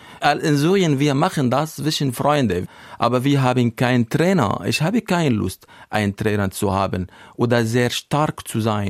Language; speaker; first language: German; non-native, learner; Arabic